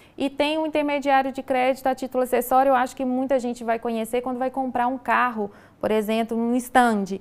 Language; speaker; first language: Portuguese; native; Portuguese